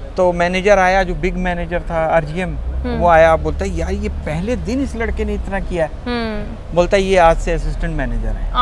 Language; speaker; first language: Hindi; native; Hindi